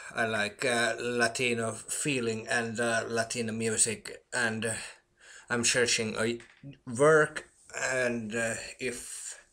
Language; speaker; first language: English; non-native, learner; Finnish